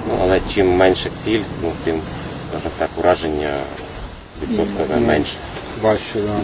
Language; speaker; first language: Ukrainian; native; Ukrainian